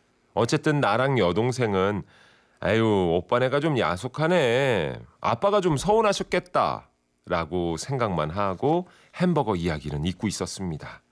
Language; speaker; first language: Korean; native; Korean